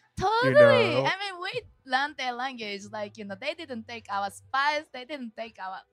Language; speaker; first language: English; non-native, fluent; Japanese